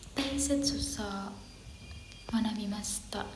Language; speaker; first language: Japanese; non-native, learner; Indonesian